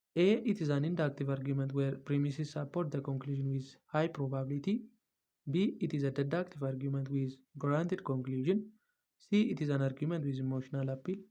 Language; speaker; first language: English; non-native, local second language; Amharic